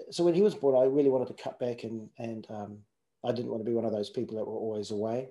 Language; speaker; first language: English; native; English